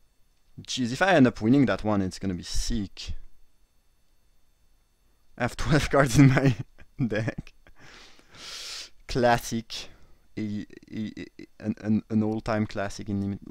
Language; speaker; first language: English; non-native, fluent; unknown